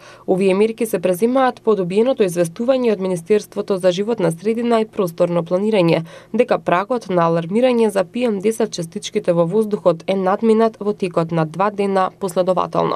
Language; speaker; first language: Macedonian; native; Macedonian